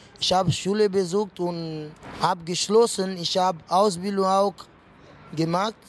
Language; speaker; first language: German; non-native, fluent; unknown